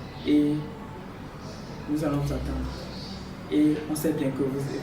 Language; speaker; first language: French; non-native, fluent; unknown